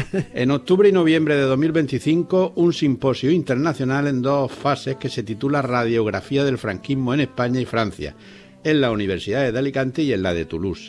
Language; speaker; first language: Spanish; native; Spanish